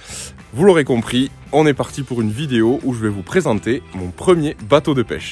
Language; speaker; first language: French; native; French